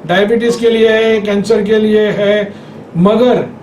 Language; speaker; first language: Hindi; non-native, local second language; Marathi